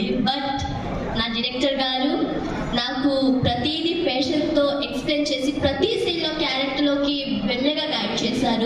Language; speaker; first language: Telugu; non-native, local second language; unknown